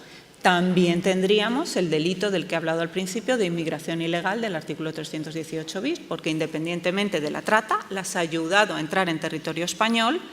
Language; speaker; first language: Spanish; native; Spanish